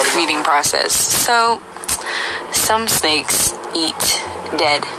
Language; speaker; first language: English; native; English